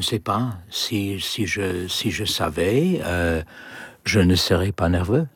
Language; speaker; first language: French; non-native, learner; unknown